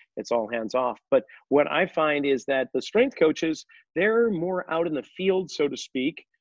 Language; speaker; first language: English; native; English